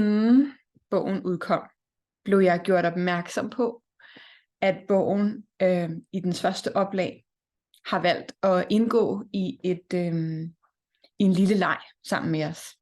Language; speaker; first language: Danish; native; Danish